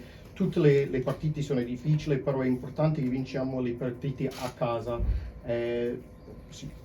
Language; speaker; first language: Italian; non-native, fluent; English